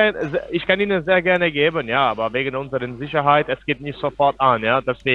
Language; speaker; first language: German; non-native, fluent; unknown